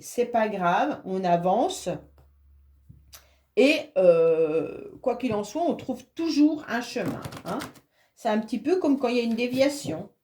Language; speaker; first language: French; native; French